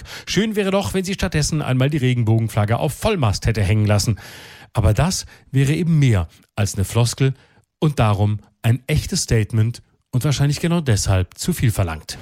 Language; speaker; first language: German; native; German